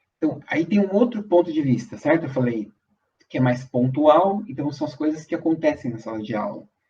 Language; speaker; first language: Portuguese; native; Portuguese